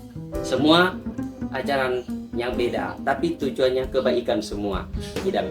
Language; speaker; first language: Indonesian; non-native, learner; Thai